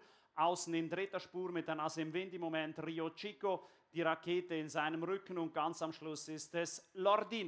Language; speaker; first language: German; native; German